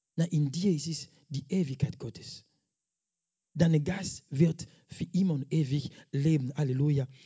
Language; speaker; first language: German; non-native, fluent; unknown